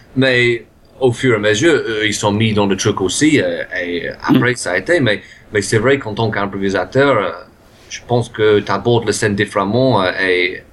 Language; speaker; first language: French; non-native, fluent; English